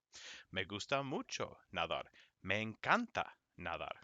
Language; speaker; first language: Spanish; non-native, fluent; English